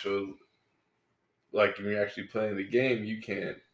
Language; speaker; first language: English; native; English